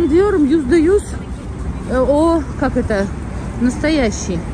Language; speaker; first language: Turkish; non-native, learner; Russian